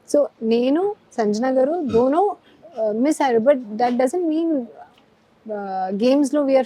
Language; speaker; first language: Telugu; non-native, learner; Hindi